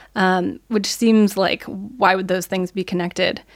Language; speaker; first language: English; native; English